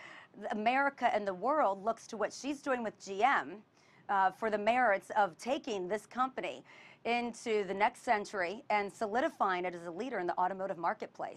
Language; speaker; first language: English; native; English